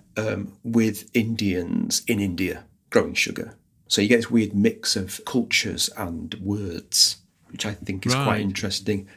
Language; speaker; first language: English; native; English